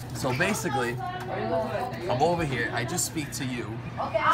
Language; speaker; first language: English; native; English